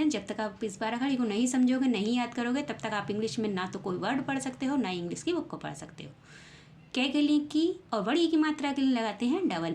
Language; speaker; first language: Hindi; native; Hindi